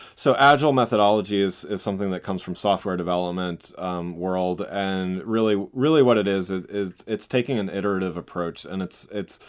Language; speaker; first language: English; native; English